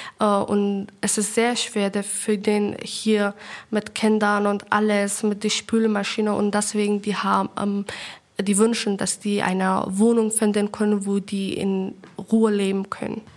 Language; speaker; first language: German; non-native, learner; Persian